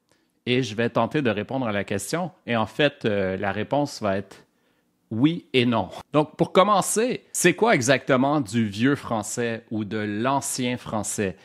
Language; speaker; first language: French; native; French